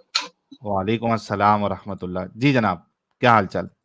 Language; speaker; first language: Hindi; native; Hindi